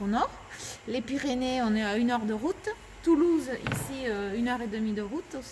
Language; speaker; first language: French; native; French